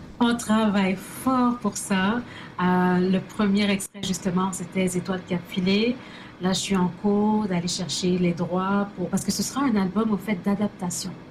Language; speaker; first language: French; early bilingual, other home language; Haitian Creole